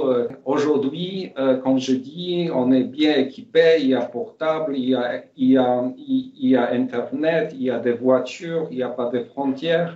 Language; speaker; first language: French; non-native, fluent; Polish